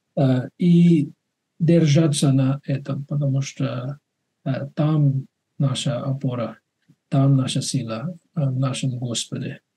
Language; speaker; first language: Russian; non-native, fluent; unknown